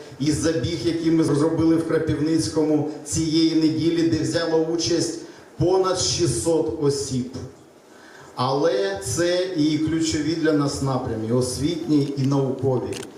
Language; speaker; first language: Ukrainian; native; Ukrainian